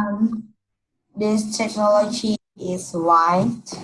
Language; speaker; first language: English; non-native, learner; Vietnamese